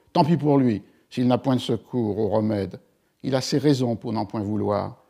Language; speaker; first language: French; native; French